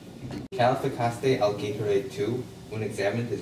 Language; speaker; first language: Spanish; non-native, learner; English